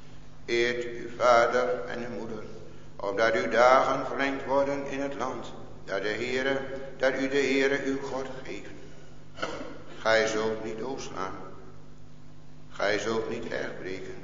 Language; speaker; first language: Dutch; native; Dutch